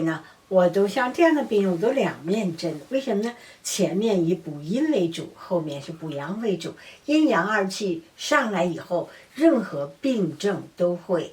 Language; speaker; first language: Chinese; native; Chinese